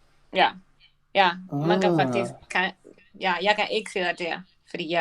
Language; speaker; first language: Danish; non-native, learner; Spanish